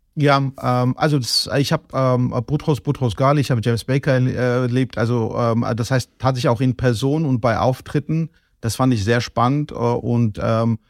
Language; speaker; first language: German; non-native, fluent; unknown